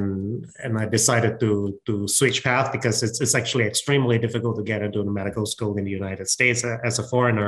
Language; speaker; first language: English; non-native, local second language; Min Nan Chinese